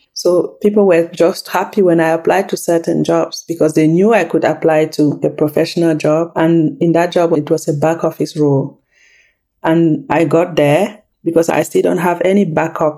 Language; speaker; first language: English; non-native, local second language; French